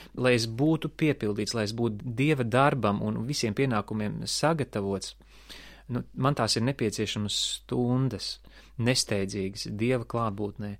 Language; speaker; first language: Latvian; native; Latvian